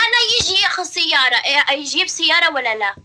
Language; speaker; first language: Arabic; non-native, learner; Pashto